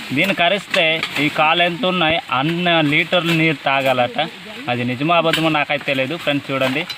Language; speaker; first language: Telugu; non-native, local second language; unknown